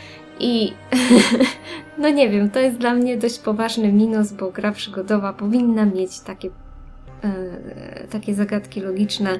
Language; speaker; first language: Polish; native; Polish